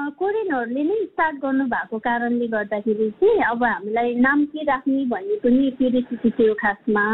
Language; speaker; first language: Nepali; non-native, local second language; Sherpa